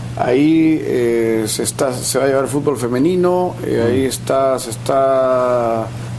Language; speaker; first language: Spanish; native; Spanish